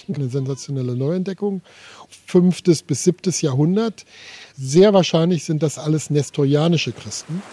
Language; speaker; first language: German; native; German